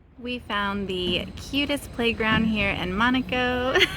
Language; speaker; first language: English; native; English